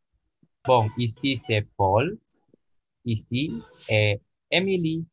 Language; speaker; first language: French; non-native, learner; Indonesian